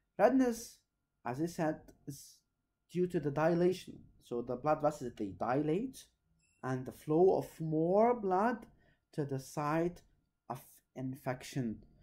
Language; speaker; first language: English; non-native, local second language; Arabic